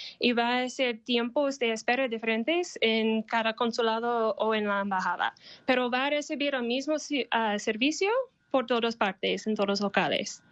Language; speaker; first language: Spanish; non-native, learner; English